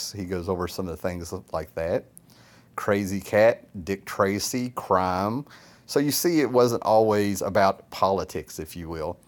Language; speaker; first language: English; native; English